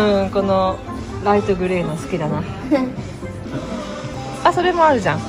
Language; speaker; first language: Japanese; native; Japanese